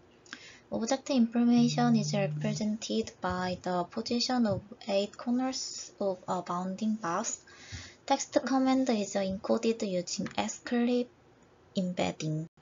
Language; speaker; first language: English; non-native, fluent; Korean